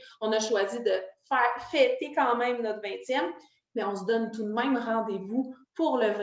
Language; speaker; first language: French; native; French